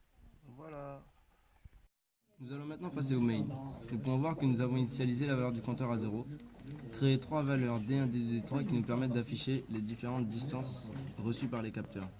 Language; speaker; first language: French; native; French